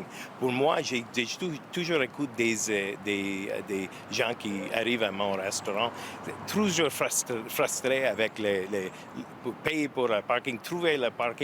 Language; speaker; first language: French; non-native, learner; English